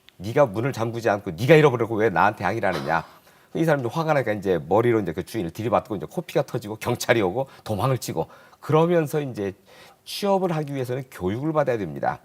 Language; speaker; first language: Korean; native; Korean